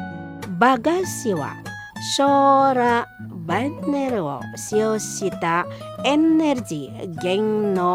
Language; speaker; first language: Japanese; non-native, fluent; Indonesian